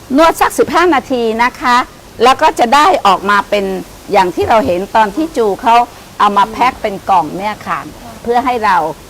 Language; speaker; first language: Thai; native; Thai